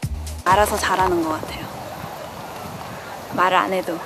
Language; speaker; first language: Korean; non-native, learner; Portuguese